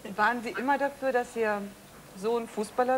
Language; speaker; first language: German; native; German